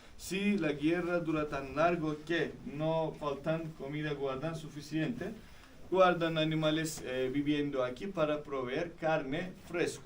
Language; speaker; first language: Spanish; non-native, fluent; Turkish